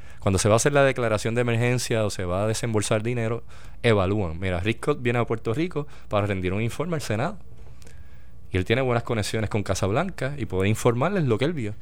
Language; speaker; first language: Spanish; native; Spanish